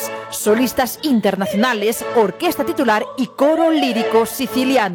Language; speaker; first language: Spanish; native; Spanish